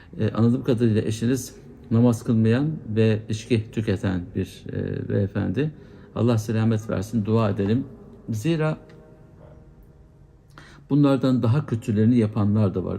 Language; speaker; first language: Turkish; native; Turkish